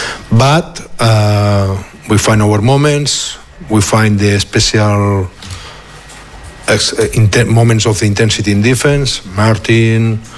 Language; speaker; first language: English; non-native, learner; Catalan